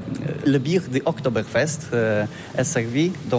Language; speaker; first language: French; non-native, learner; Polish